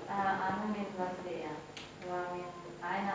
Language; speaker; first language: Arabic; non-native, learner; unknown